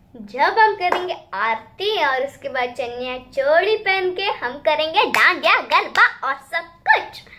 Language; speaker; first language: Hindi; non-native, local second language; Gujarati